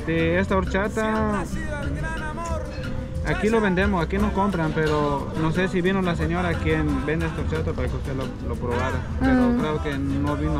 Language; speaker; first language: Spanish; native; Spanish